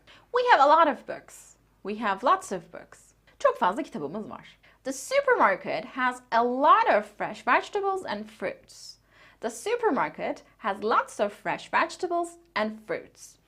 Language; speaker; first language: English; non-native, fluent; Turkish